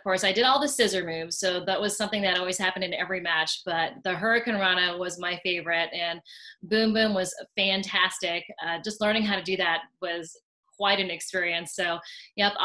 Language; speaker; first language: English; native; English